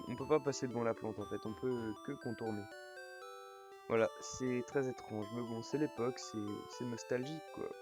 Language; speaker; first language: French; native; French